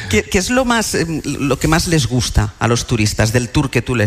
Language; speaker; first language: Spanish; native; Spanish